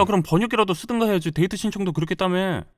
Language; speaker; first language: Korean; native; Korean